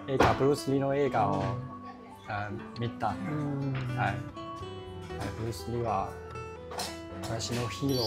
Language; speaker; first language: Japanese; non-native, learner; Chinese